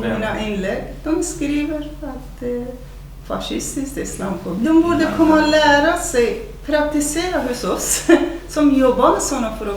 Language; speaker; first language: Swedish; non-native, fluent; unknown